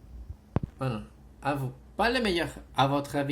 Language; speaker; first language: French; non-native, fluent; Spanish